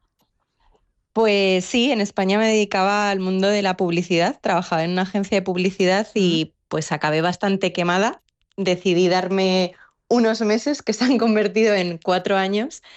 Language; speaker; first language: Spanish; native; Spanish